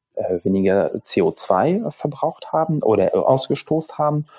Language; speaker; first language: German; non-native, fluent; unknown